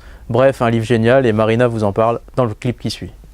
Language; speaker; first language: French; native; French